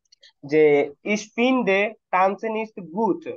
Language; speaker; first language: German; non-native, fluent; Bangla